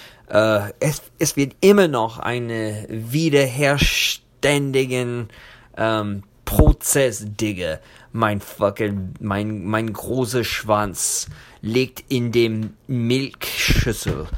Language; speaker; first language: German; non-native, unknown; English